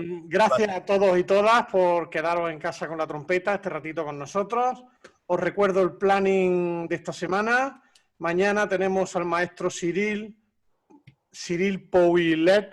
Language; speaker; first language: Spanish; native; Spanish